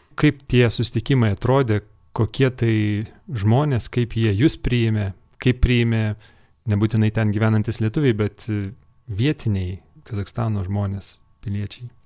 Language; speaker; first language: Lithuanian; native; Lithuanian